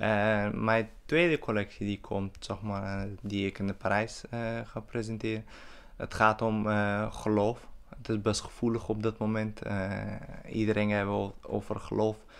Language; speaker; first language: Dutch; early bilingual, other home language; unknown